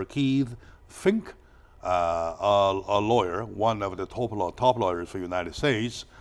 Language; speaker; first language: English; non-native, fluent; Chinese